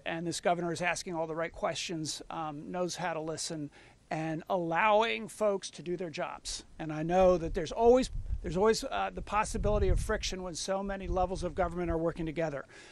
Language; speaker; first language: English; native; English